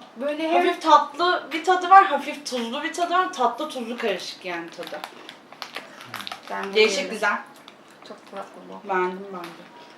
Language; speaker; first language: Turkish; native; Turkish